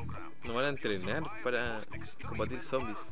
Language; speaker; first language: Spanish; native; Spanish